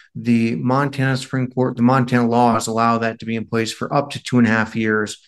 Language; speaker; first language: English; native; English